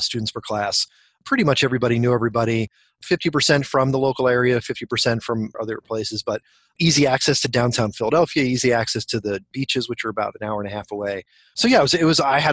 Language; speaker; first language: English; native; English